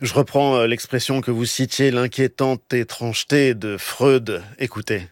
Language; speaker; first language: French; native; French